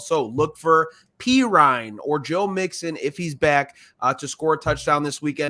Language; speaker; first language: English; native; English